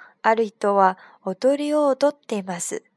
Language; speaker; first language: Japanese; non-native, fluent; Chinese